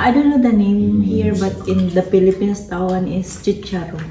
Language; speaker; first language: English; non-native, local second language; Filipino